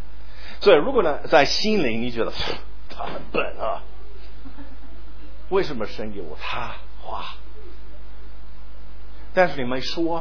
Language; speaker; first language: Chinese; non-native, fluent; English